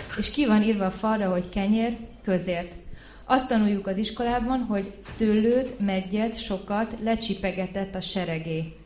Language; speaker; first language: Hungarian; early bilingual, heritage; Hungarian